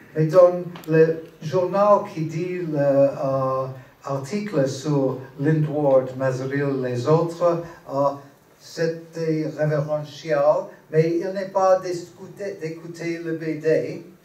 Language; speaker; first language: French; non-native, learner; English